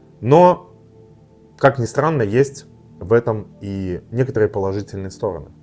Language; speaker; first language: Russian; native; Russian